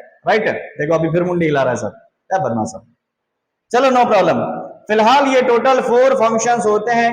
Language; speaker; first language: Hindi; native; Hindi